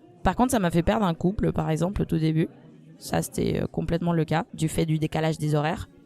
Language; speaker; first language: French; non-native, fluent; Spanish